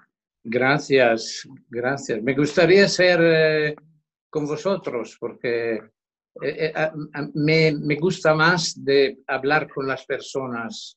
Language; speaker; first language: Spanish; non-native, fluent; Italian